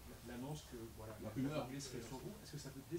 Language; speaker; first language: French; native; French